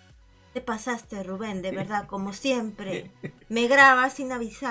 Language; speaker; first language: Spanish; native; Spanish